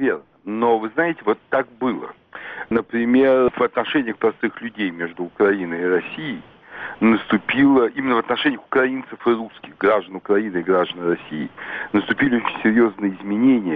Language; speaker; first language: Russian; native; Russian